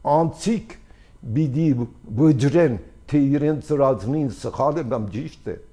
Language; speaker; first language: Armenian; early bilingual, heritage; Armenian